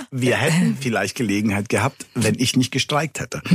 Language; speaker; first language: German; non-native, fluent; Italian